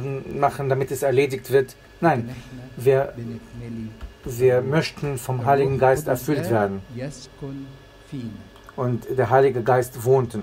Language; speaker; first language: German; non-native, fluent; Arabic